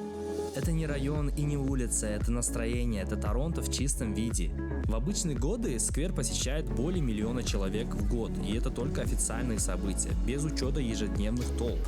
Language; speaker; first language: Russian; native; Russian